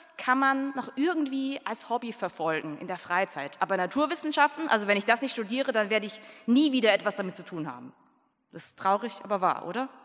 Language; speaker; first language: German; early bilingual, other home language; Vietnamese